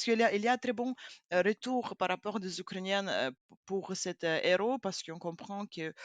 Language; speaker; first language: French; non-native, fluent; Ukrainian